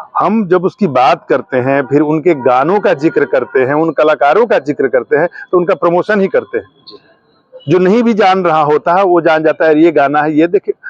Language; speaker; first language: Hindi; non-native, local second language; Bhojpuri